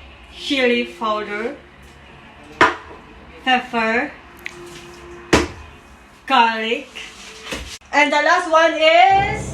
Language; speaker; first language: English; non-native, local second language; Filipino